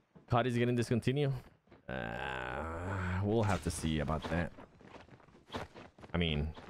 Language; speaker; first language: English; early bilingual, other home language; Spanish